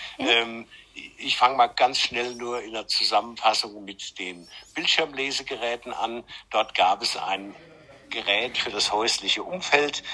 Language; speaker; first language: German; native; German